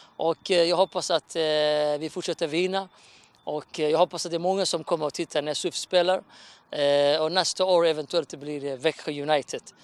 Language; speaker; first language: Swedish; non-native, fluent; Somali